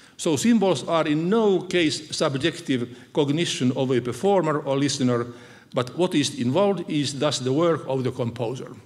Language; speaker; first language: English; non-native, fluent; Finnish